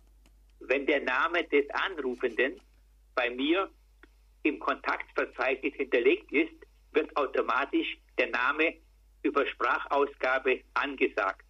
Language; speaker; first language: German; native; German